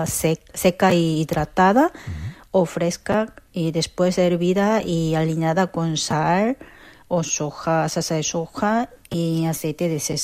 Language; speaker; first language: Spanish; non-native, fluent; Korean